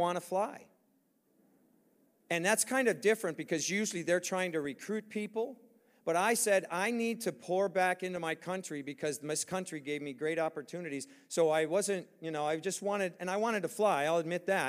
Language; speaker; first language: English; native; English